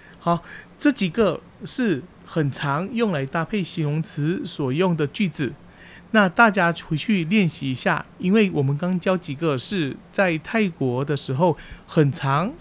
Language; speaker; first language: Chinese; early bilingual, heritage; Chinese